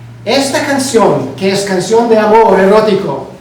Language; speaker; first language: Spanish; non-native, learner; Hebrew